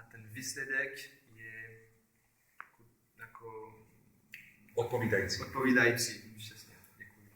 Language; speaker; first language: Czech; non-native, learner; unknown